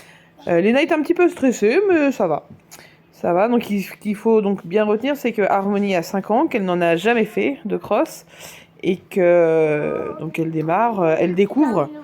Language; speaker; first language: French; native; French